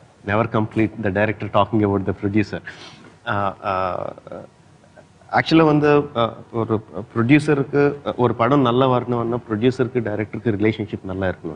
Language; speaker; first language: Tamil; non-native, fluent; Telugu